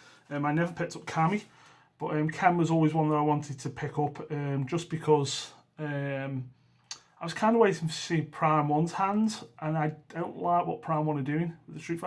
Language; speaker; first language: English; native; English